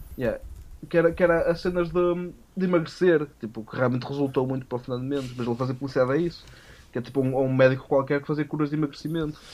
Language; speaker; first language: Portuguese; native; Portuguese